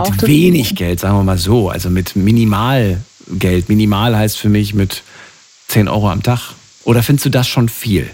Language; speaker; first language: German; native; German